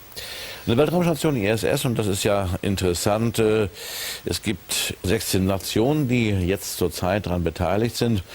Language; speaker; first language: German; native; German